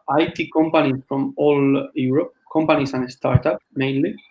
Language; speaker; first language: English; non-native, fluent; Spanish